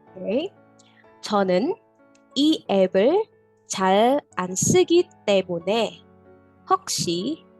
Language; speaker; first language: Korean; non-native, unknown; Indonesian